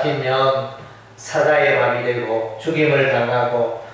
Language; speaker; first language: Korean; native; Korean